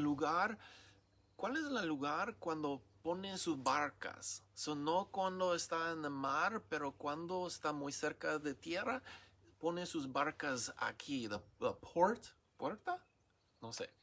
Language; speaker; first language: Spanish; non-native, learner; English